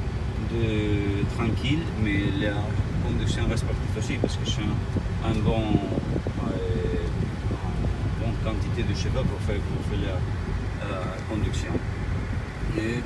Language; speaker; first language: French; non-native, learner; Spanish